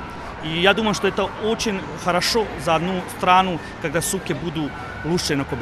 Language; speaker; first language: Russian; non-native, learner; Serbian